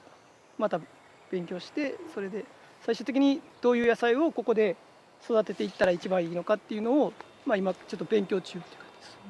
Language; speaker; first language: Japanese; native; Japanese